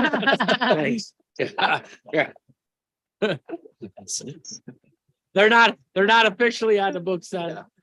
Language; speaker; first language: English; native; English